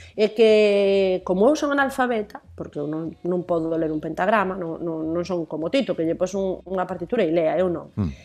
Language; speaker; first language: Galician; native; Galician